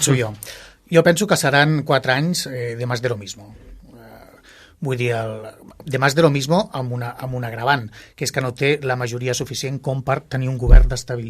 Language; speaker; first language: Catalan; native; Catalan